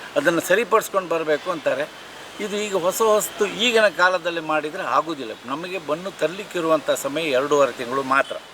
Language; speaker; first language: Kannada; native; Kannada